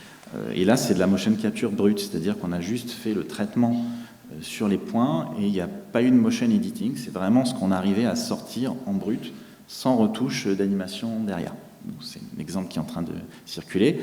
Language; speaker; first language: French; native; French